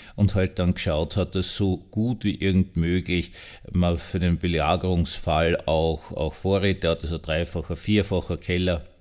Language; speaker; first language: German; native; German